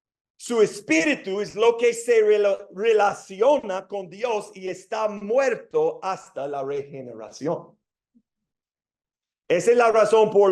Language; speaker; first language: Spanish; non-native, fluent; English